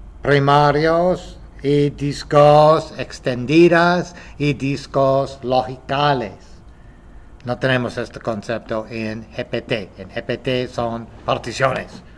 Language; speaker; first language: Spanish; non-native, fluent; English